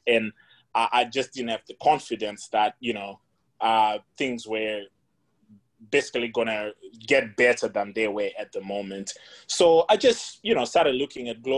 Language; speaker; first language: English; non-native, local second language; Shona